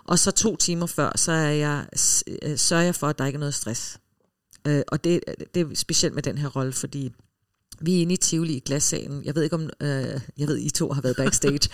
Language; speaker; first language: Danish; early bilingual, heritage; Danish